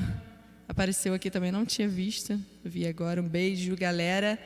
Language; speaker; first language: Portuguese; native; Portuguese